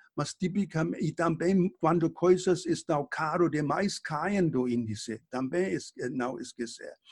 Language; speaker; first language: Portuguese; non-native, fluent; German